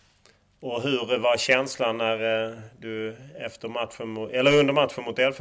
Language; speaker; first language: Swedish; native; Swedish